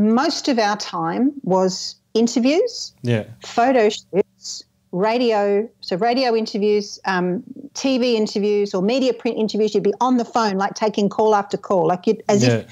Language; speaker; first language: English; native; English